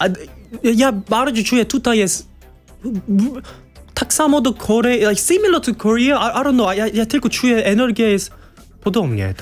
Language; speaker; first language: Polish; non-native, learner; Korean